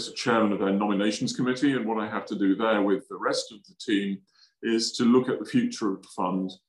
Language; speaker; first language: English; native; English